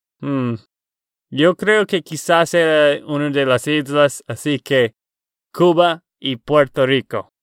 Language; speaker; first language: Spanish; non-native, learner; English